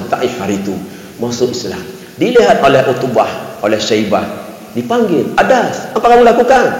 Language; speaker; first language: Malay; non-native, local second language; Achinese